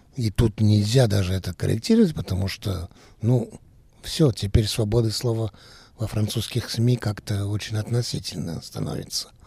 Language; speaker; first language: Russian; early bilingual, heritage; Russian